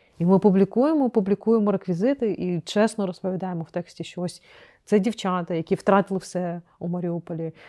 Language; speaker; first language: Ukrainian; non-native, local second language; Crimean Tatar